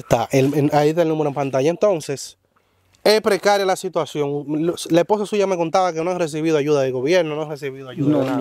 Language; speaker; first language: Spanish; native; Spanish